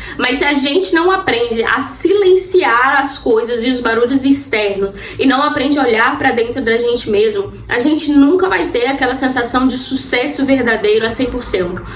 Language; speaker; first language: Portuguese; native; Portuguese